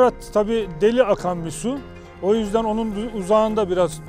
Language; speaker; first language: Turkish; native; Turkish